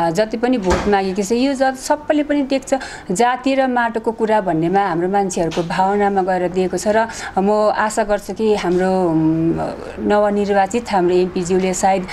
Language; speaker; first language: Nepali; native; Nepali